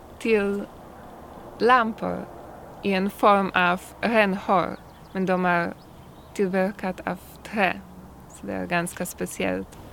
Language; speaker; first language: Swedish; non-native, learner; Polish